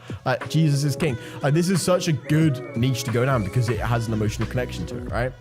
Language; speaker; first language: English; native; English